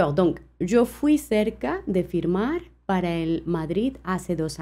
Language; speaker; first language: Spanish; non-native, fluent; French